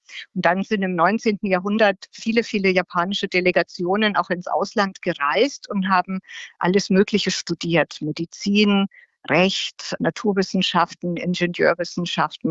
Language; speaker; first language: German; native; German